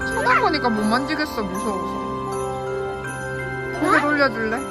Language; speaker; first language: Korean; native; Korean